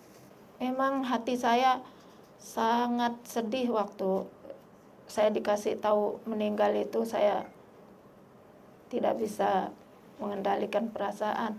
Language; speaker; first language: Indonesian; non-native, local second language; Sasak